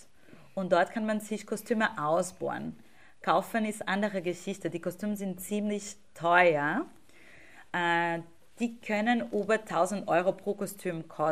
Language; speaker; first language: German; non-native, fluent; Portuguese